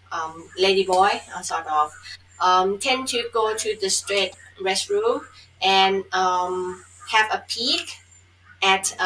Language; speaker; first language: English; non-native, fluent; Thai